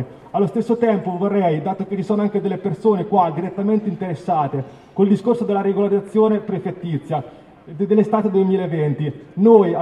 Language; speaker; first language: Italian; native; Italian